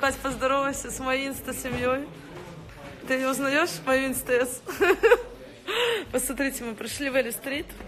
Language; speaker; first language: Russian; native; Russian